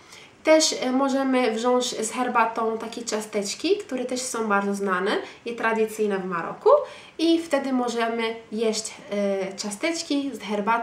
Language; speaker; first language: Polish; non-native, fluent; Arabic